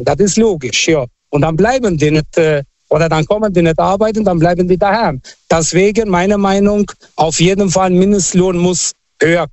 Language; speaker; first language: German; non-native, fluent; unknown